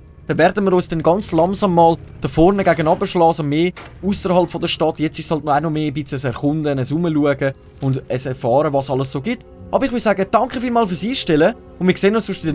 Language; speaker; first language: German; native; German